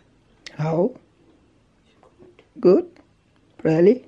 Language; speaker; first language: English; non-native, learner; Turkish